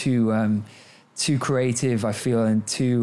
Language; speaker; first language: English; native; English